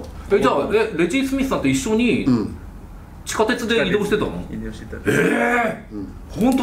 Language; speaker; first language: Japanese; native; Japanese